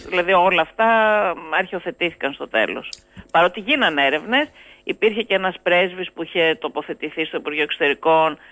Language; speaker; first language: Greek; native; Greek